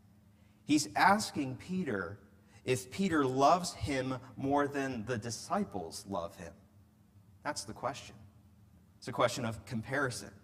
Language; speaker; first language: English; native; English